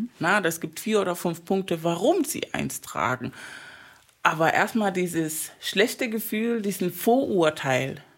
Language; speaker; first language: German; early bilingual, other home language; Spanish